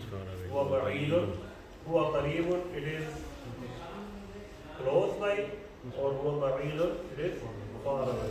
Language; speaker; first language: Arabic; non-native, fluent; Urdu